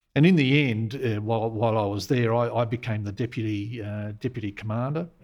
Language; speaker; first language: English; native; English